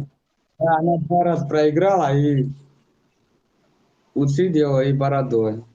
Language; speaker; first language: Russian; non-native, local second language; Tajik